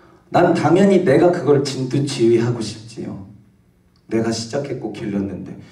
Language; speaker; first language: Korean; native; Korean